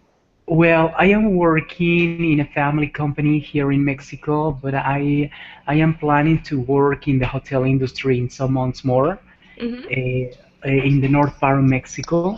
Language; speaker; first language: English; non-native, fluent; Spanish